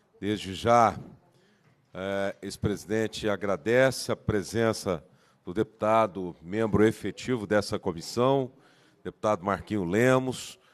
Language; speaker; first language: Portuguese; native; Portuguese